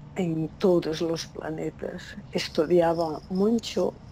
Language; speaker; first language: Spanish; non-native, learner; Portuguese